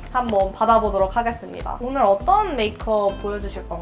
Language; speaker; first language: Korean; native; Korean